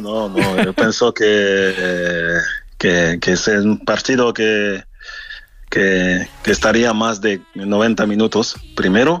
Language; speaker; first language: Spanish; non-native, fluent; French